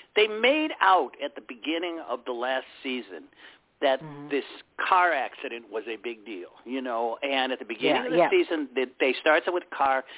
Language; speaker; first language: English; native; English